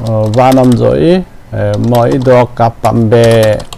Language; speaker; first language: Vietnamese; non-native, learner; Korean